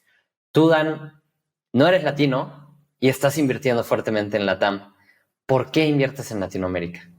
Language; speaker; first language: Spanish; native; Spanish